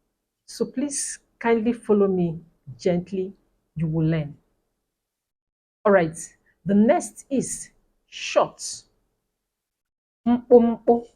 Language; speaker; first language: English; non-native, local second language; Igbo